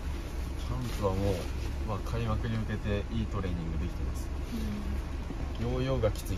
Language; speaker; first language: Japanese; native; Japanese